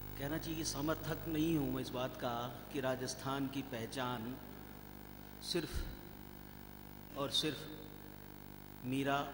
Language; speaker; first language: Hindi; native; Hindi